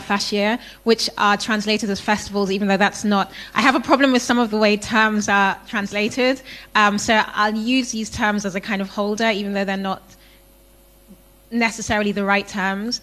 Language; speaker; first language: English; non-native, local second language; Akan